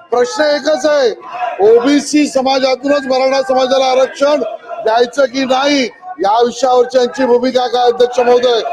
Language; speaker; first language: Marathi; native; Marathi